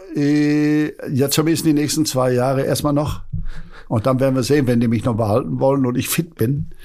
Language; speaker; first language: German; native; German